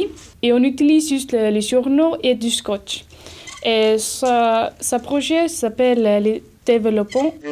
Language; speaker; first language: French; non-native, learner; Icelandic